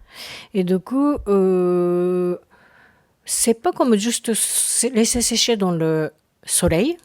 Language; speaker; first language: French; non-native, learner; Japanese